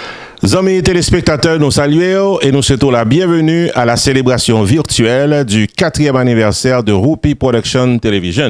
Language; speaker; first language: French; non-native, local second language; Haitian Creole